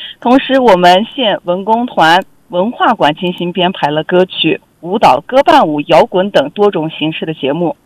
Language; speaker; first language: Chinese; non-native, local second language; Uyghur